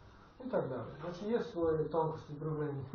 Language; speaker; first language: Russian; non-native, fluent; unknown